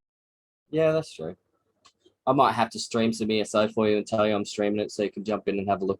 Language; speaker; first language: English; native; English